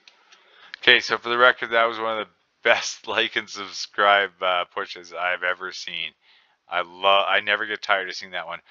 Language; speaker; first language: English; native; English